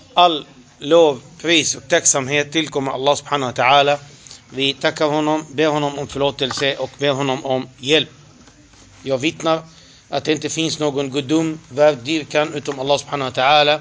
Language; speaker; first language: Swedish; non-native, fluent; Arabic